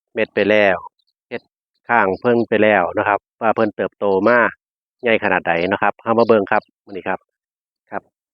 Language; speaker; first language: Thai; native; Thai